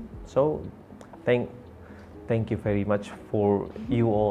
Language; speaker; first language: English; non-native, fluent; Indonesian